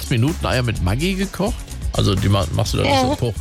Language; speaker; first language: German; native; German